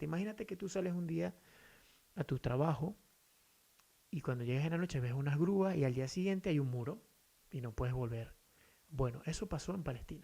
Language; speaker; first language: Spanish; native; Spanish